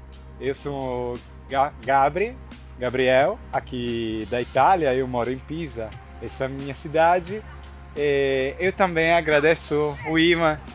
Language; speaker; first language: Portuguese; non-native, fluent; Italian